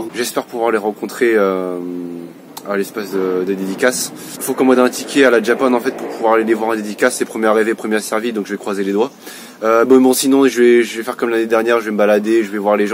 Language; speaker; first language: French; native; French